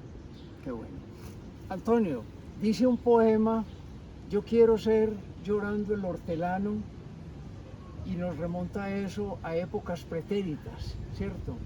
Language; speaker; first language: Spanish; native; Spanish